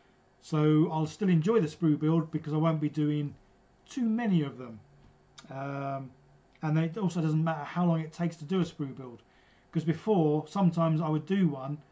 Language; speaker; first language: English; native; English